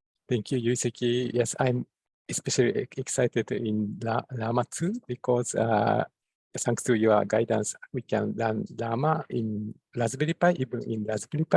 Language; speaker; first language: English; non-native, fluent; Japanese